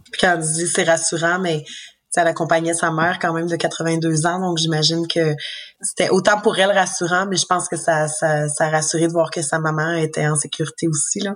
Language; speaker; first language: French; native; French